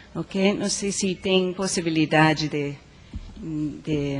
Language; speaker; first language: Portuguese; non-native, learner; English